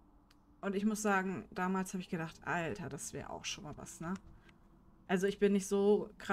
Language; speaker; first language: German; native; German